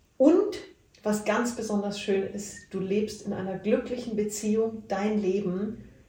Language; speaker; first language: German; native; German